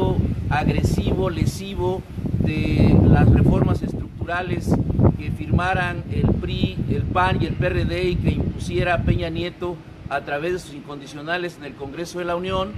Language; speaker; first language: Spanish; native; Spanish